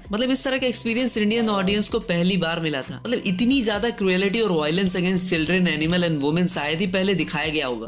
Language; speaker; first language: Hindi; native; Hindi